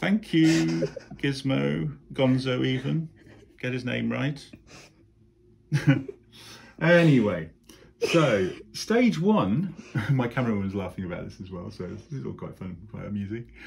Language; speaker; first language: English; native; English